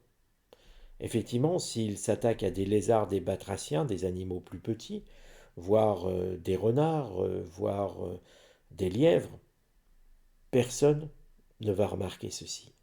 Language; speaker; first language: French; native; French